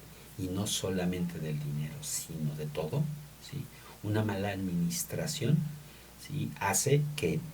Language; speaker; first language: Spanish; native; Spanish